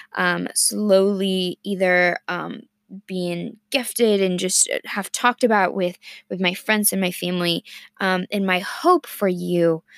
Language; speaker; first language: English; non-native, fluent; Spanish